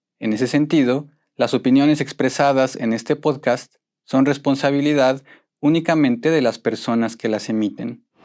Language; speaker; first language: Spanish; native; Spanish